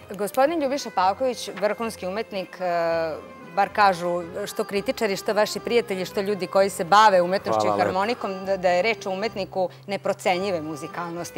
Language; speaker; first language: Serbian; native; Serbian